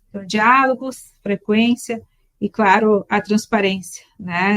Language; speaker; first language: Portuguese; native; Portuguese